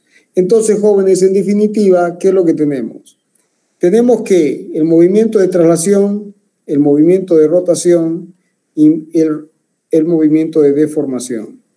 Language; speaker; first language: Spanish; native; Spanish